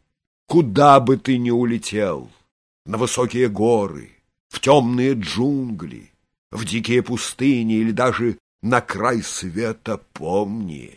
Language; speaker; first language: Russian; native; Russian